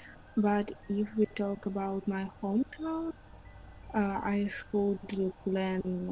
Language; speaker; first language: English; non-native, learner; Russian